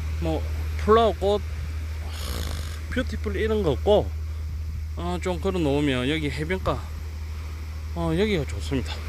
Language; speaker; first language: Korean; native; Korean